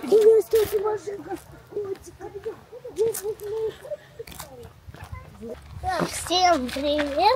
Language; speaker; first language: Russian; early bilingual, heritage; Russian